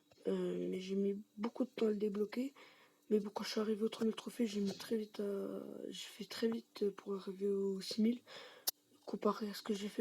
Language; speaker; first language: French; native; French